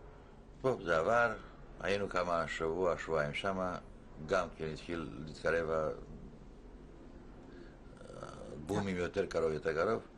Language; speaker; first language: Hebrew; non-native, fluent; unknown